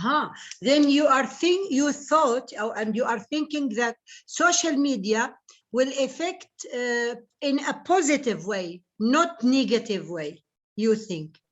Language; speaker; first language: English; non-native, learner; Arabic